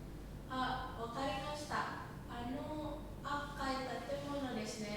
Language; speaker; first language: Japanese; non-native, learner; Indonesian